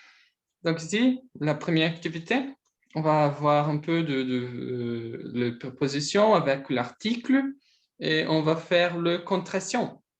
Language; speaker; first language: French; non-native, fluent; Portuguese